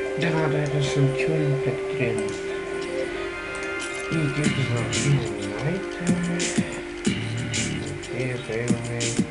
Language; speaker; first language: German; non-native, learner; Spanish